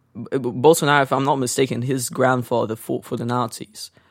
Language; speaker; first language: English; non-native, fluent; Portuguese